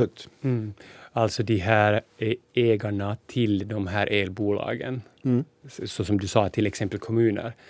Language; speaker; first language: Swedish; non-native, local second language; Finnish